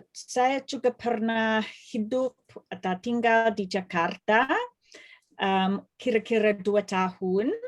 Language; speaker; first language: Indonesian; non-native, fluent; English